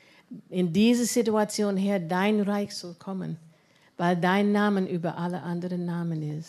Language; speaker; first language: German; non-native, fluent; English